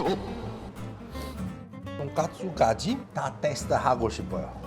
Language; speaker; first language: Korean; non-native, learner; Italian